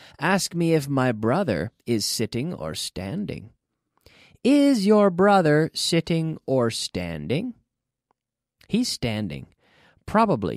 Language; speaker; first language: English; native; English